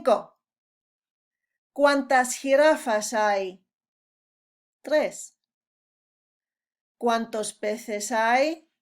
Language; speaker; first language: Spanish; non-native, fluent; English